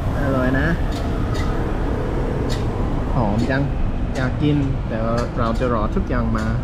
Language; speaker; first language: Thai; non-native, fluent; English